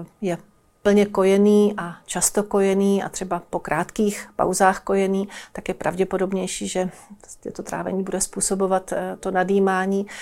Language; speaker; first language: Czech; native; Czech